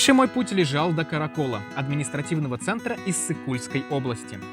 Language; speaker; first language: Russian; native; Russian